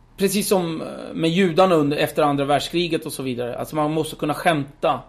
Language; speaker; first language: Swedish; early bilingual, other home language; Kurdish